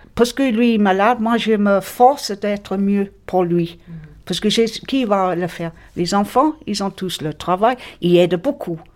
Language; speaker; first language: French; non-native, fluent; English